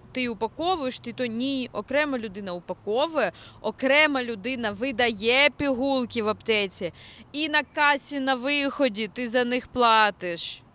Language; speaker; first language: Ukrainian; non-native, local second language; Russian